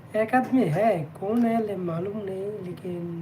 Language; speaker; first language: Hindi; non-native, learner; Bangla